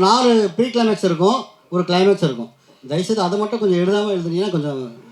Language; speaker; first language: Tamil; native; Tamil